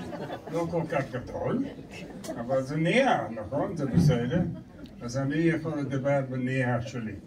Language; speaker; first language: Hebrew; non-native, learner; English